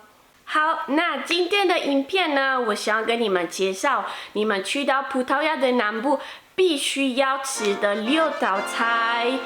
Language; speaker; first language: Chinese; non-native, fluent; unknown